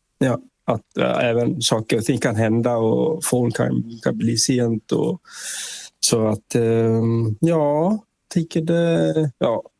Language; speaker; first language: Swedish; non-native, fluent; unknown